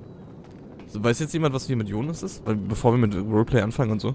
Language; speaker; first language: German; native; German